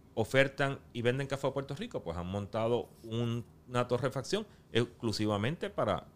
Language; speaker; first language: Spanish; native; Spanish